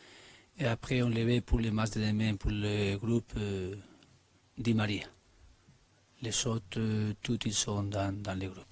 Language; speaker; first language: French; non-native, learner; Spanish